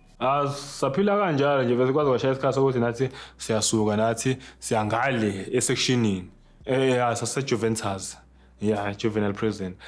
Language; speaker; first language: Zulu; native; Zulu